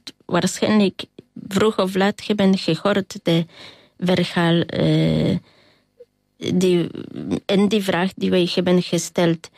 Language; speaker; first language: Dutch; non-native, learner; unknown